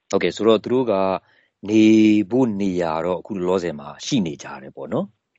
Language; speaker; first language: Burmese; native; Burmese